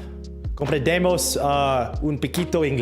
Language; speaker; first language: Spanish; non-native, learner; English